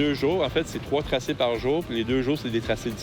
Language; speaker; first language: French; native; French